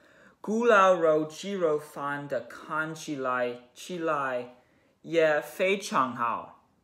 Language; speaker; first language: Chinese; non-native, learner; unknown